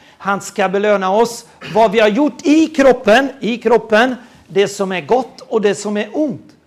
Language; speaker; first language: Swedish; non-native, fluent; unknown